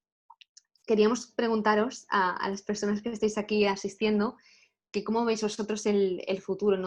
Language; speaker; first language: Spanish; native; Spanish